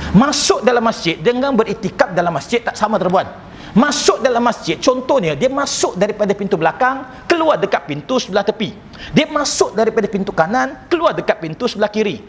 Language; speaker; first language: Malay; non-native, local second language; Chinese